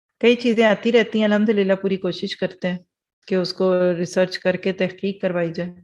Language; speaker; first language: Urdu; early bilingual, heritage; Urdu